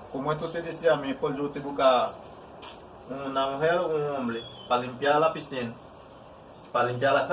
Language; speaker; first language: Spanish; non-native, learner; Haitian Creole